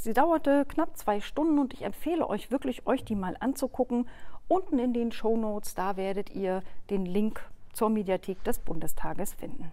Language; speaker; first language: German; native; German